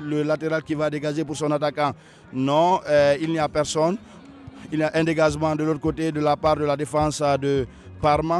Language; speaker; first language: French; non-native, local second language; Fula